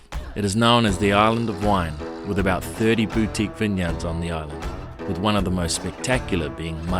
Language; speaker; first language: English; native; English